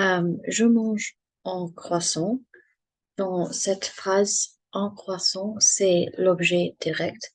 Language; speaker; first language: French; non-native, learner; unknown